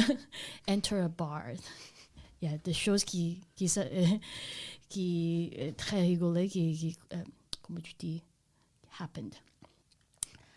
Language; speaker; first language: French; non-native, learner; Chinese